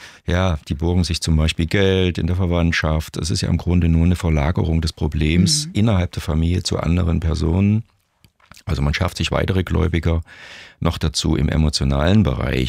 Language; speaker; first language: German; native; German